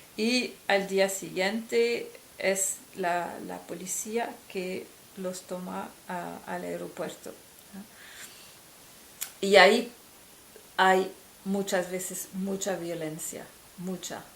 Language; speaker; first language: Spanish; non-native, fluent; French